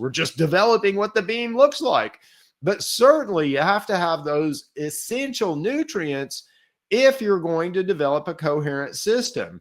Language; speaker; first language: English; native; English